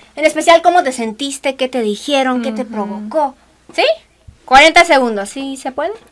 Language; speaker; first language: Spanish; native; Spanish